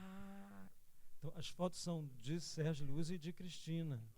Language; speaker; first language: Portuguese; native; Portuguese